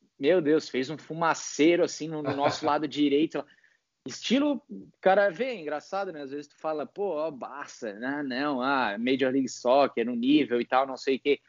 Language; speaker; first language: Portuguese; native; Portuguese